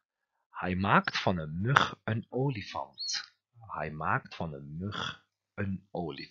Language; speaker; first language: Dutch; non-native, fluent; Turkish